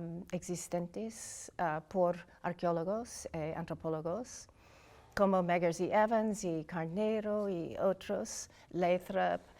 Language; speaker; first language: Portuguese; non-native, fluent; English